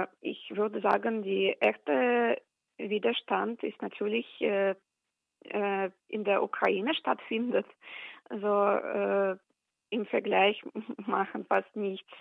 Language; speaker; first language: German; non-native, fluent; Russian